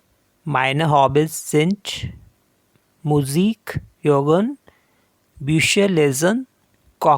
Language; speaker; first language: German; non-native, learner; Hindi